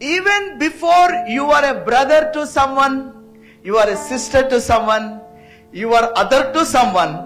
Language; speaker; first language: English; non-native, local second language; Telugu